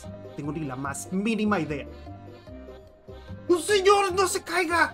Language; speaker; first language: Spanish; native; Spanish